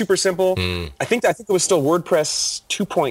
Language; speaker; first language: English; native; English